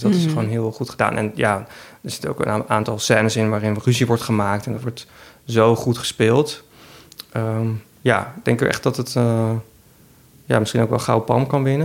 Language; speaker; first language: Dutch; native; Dutch